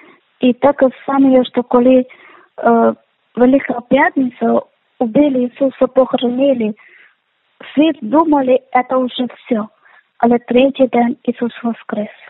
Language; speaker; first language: Ukrainian; non-native, learner; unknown